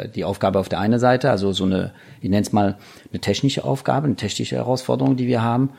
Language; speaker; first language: German; non-native, fluent; French